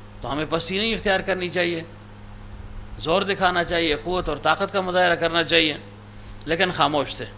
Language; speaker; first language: Urdu; non-native, local second language; Pashto